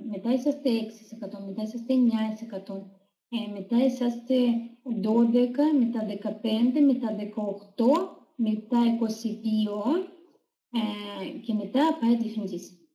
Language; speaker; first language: Greek; non-native, fluent; Russian